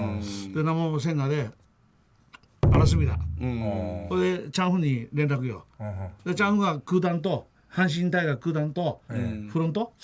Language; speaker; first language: Korean; non-native, learner; Japanese